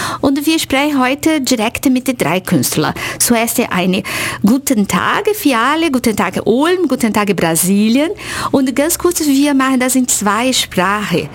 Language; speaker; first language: German; non-native, fluent; Portuguese